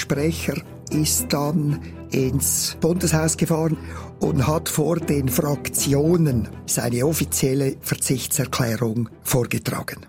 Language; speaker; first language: German; native; German